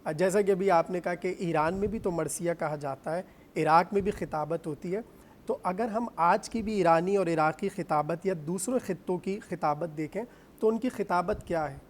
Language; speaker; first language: Urdu; native; Urdu